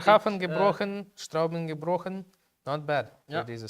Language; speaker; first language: German; non-native, learner; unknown